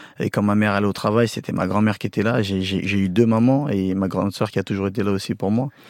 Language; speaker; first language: French; early bilingual, other home language; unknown